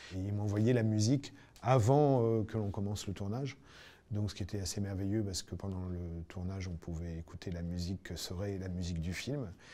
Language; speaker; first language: French; native; French